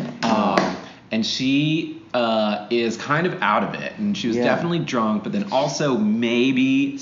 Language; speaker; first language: English; native; English